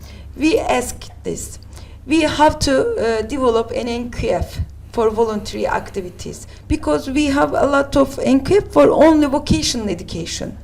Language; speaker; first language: English; non-native, learner; Turkish